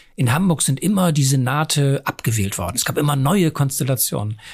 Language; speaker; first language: German; native; German